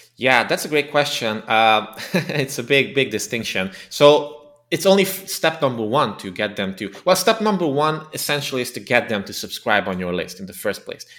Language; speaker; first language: English; non-native, fluent; Romanian